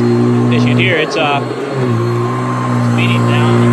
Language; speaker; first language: English; native; English